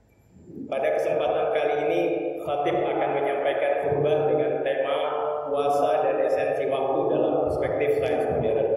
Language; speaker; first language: Indonesian; native; Indonesian